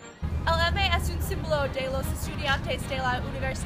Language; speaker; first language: Spanish; non-native, learner; English